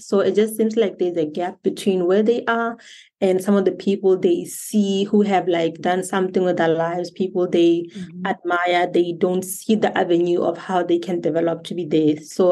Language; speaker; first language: English; non-native, local second language; Tswana